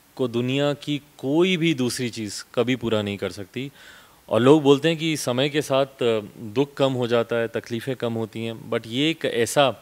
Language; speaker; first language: Hindi; native; Hindi